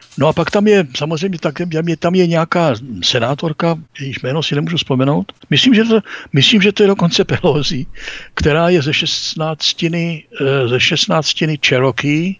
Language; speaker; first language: Czech; native; Czech